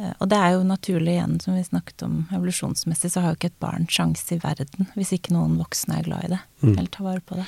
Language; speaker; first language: Norwegian; native; Norwegian